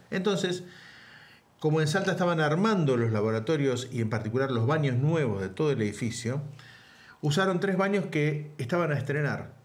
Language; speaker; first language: Spanish; native; Spanish